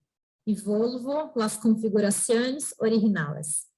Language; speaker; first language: Spanish; non-native, fluent; Portuguese